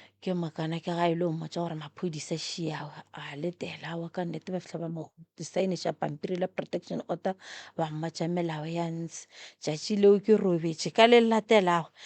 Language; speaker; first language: Northern Sotho; non-native, local second language; Tsonga